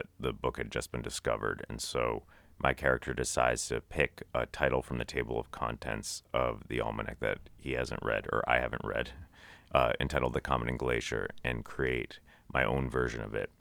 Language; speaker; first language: English; native; English